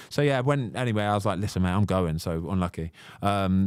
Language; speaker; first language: English; native; English